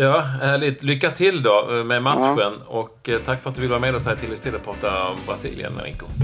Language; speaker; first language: Swedish; native; Swedish